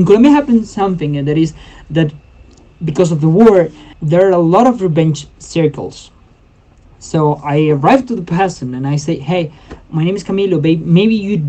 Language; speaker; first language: English; non-native, fluent; Spanish